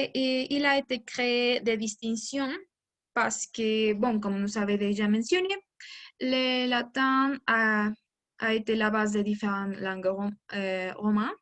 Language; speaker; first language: French; non-native, learner; Spanish